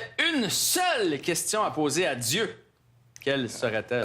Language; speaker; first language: French; native; French